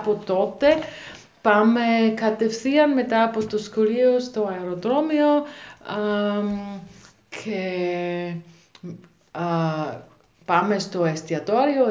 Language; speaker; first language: Greek; non-native, learner; German